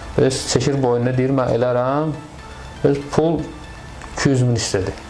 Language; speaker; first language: Azerbaijani; native; Azerbaijani